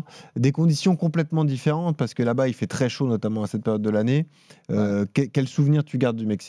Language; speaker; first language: French; native; French